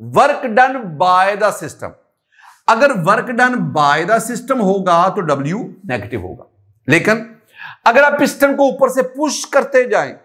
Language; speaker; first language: Urdu; non-native, local second language; Punjabi